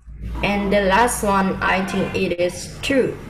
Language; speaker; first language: English; non-native, learner; Vietnamese